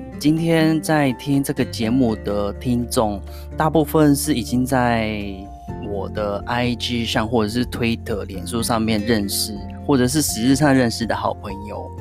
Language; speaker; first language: Chinese; non-native, fluent; Japanese